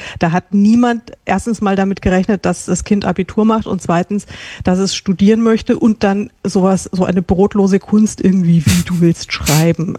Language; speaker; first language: German; native; German